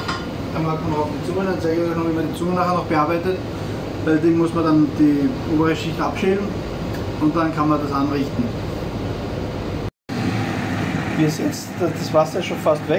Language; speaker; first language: German; native; German